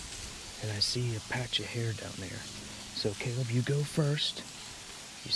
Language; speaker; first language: English; native; English